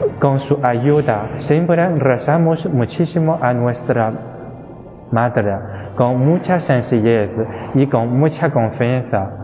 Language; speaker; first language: Spanish; non-native, fluent; Chinese